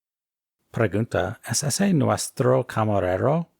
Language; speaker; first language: Spanish; non-native, fluent; English